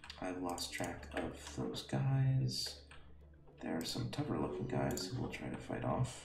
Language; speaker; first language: English; native; English